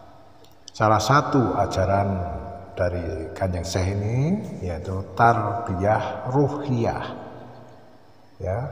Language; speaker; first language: Indonesian; native; Indonesian